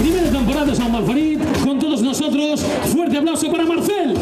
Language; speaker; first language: Spanish; native; Spanish